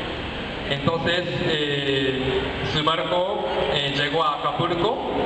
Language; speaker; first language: Spanish; non-native, learner; Japanese